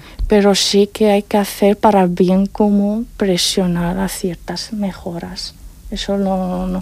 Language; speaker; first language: Spanish; non-native, fluent; Arabic